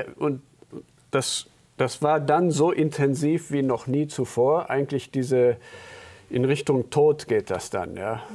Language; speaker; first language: German; early bilingual, heritage; German